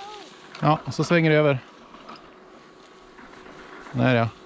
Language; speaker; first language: Swedish; native; Swedish